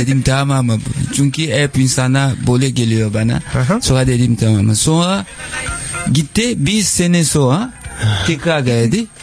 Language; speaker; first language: Turkish; non-native, learner; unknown